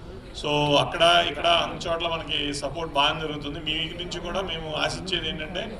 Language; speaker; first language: Telugu; native; Telugu